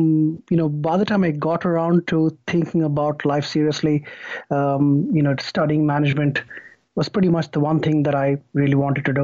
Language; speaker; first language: English; non-native, local second language; Bangla